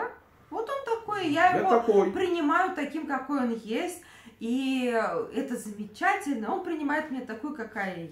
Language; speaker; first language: Russian; native; Russian